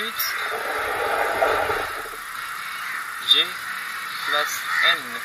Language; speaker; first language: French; non-native, fluent; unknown